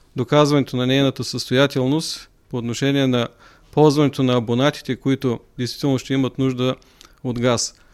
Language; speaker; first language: Bulgarian; native; Bulgarian